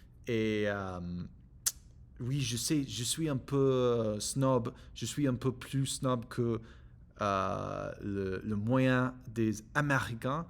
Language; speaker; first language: French; non-native, learner; English